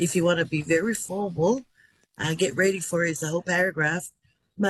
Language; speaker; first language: English; non-native, fluent; Tongan